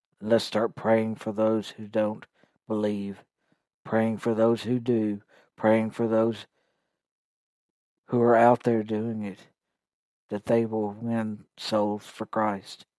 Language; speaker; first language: English; native; English